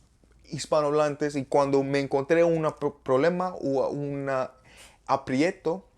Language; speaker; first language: Spanish; non-native, learner; English